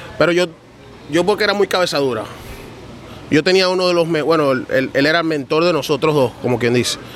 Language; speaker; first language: Spanish; early bilingual, heritage; Spanish